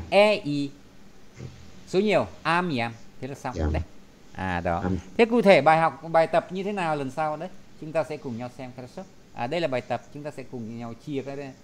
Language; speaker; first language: Vietnamese; native; Vietnamese